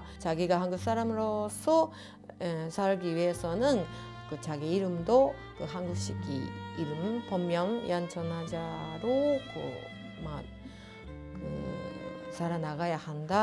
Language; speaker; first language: Korean; early bilingual, heritage; Japanese